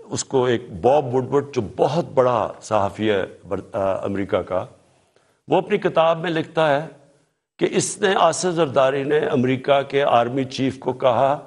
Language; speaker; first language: Urdu; native; Urdu